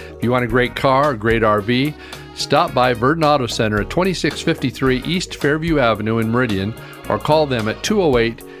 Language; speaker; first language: English; native; English